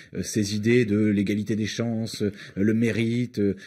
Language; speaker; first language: French; native; French